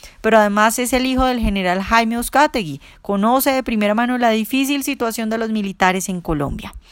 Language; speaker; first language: Spanish; native; Spanish